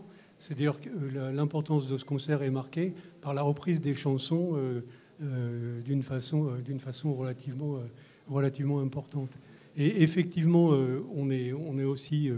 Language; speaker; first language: French; native; French